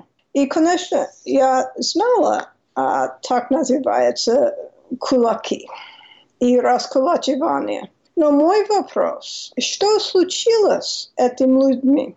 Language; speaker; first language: Russian; non-native, fluent; English